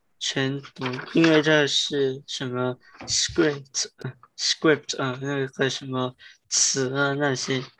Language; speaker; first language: Chinese; early bilingual, heritage; Chinese